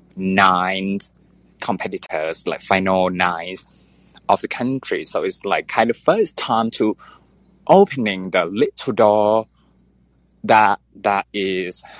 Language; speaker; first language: English; non-native, fluent; Thai